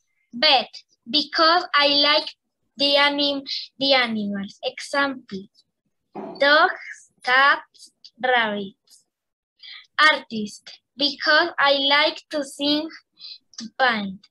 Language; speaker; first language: English; non-native, learner; Spanish